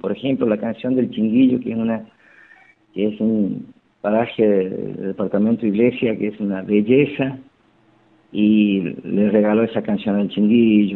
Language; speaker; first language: Spanish; native; Spanish